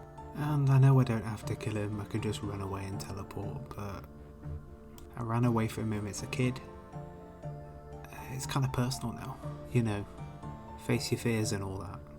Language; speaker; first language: English; native; English